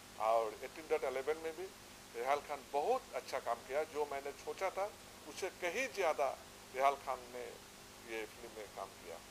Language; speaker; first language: Hindi; non-native, local second language; Assamese